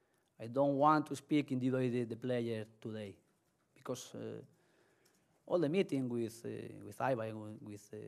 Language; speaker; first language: English; non-native, learner; Spanish